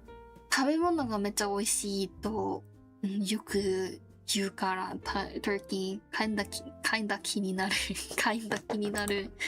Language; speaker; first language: Japanese; non-native, learner; Korean